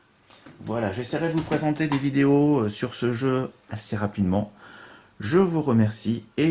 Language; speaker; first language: French; native; French